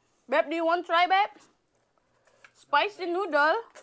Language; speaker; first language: English; non-native, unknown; Indonesian